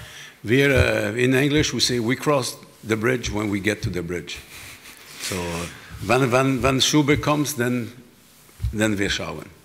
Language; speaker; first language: German; non-native, learner; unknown